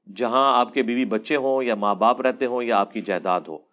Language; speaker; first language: Urdu; non-native, local second language; Punjabi